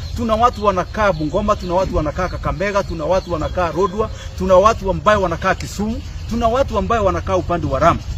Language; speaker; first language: Swahili; non-native, local second language; Kikuyu